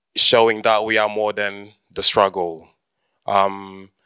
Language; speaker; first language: English; early bilingual, heritage; Portuguese